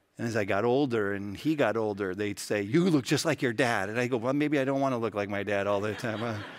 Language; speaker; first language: English; native; English